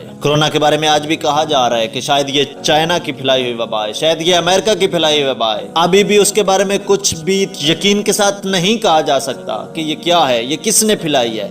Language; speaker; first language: Urdu; native; Urdu